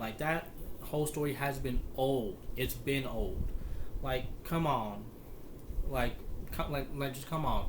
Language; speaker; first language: English; native; English